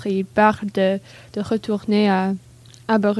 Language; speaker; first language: French; non-native, learner; English